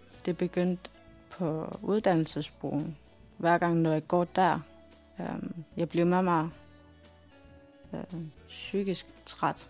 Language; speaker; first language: Danish; non-native, local second language; Kalaallisut